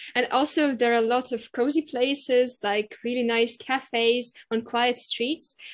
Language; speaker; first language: English; non-native, fluent; Russian